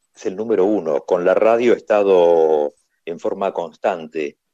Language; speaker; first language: Spanish; native; Spanish